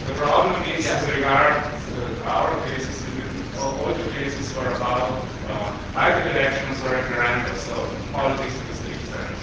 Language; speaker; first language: English; non-native, fluent; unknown